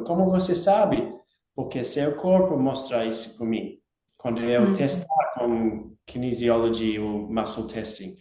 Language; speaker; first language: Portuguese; non-native, learner; English